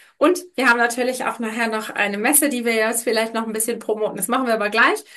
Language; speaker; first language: German; native; German